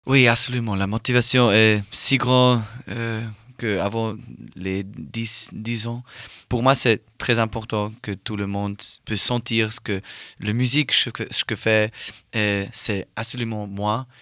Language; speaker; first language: French; non-native, learner; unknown